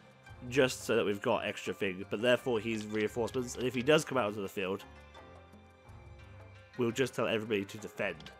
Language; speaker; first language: English; native; English